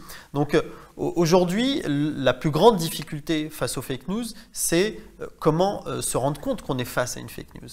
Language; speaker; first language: French; native; French